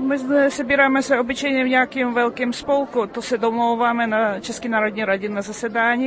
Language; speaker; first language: Czech; early bilingual, heritage; Czech